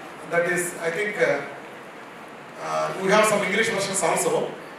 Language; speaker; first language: English; non-native, local second language; Telugu